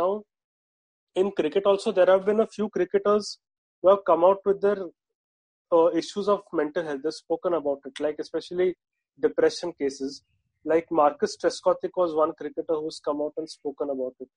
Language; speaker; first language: English; non-native, local second language; Marathi